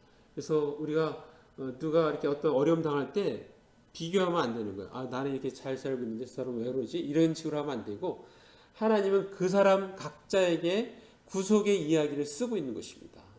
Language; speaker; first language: Korean; native; Korean